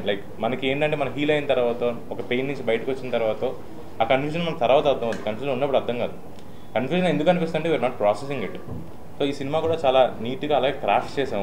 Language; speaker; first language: Telugu; native; Telugu